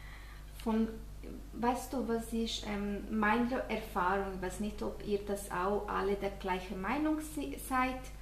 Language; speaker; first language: German; non-native, fluent; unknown